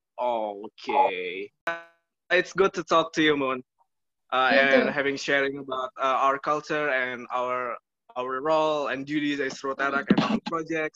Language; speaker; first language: English; non-native, learner; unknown